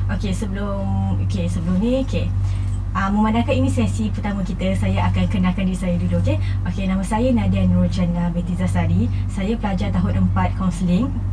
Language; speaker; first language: Malay; native; Malay